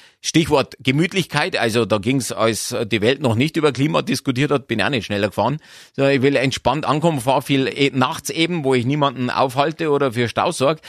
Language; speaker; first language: German; native; German